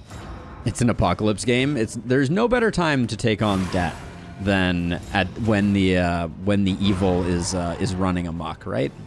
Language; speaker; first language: English; native; English